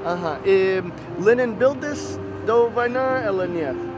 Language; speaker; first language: Russian; non-native, learner; English